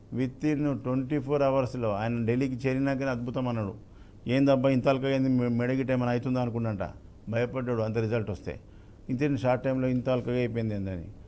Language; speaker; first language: Telugu; native; Telugu